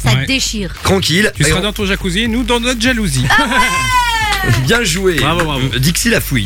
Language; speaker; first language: French; native; French